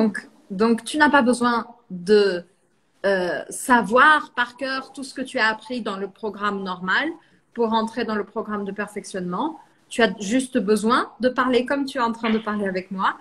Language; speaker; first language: French; non-native, fluent; Portuguese